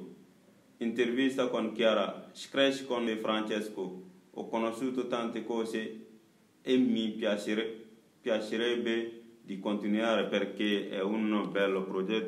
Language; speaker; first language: Italian; non-native, learner; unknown